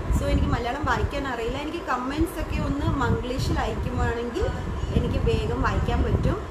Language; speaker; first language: Malayalam; early bilingual, heritage; Malayalam